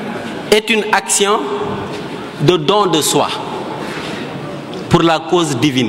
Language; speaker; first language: French; non-native, local second language; Wolof